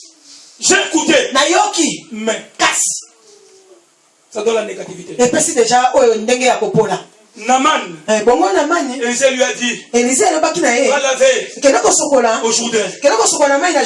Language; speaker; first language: French; non-native, local second language; Lingala